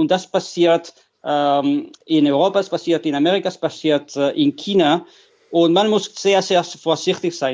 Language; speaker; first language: German; non-native, fluent; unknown